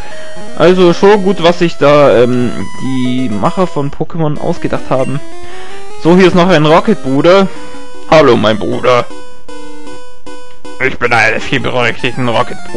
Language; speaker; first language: German; native; German